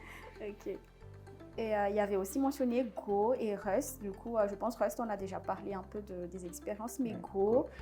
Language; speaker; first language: French; non-native, local second language; Malagasy